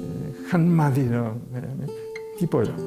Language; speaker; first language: Korean; non-native, learner; Spanish